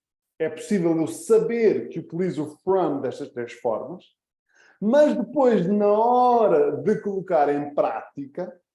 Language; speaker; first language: Portuguese; early bilingual, heritage; Portuguese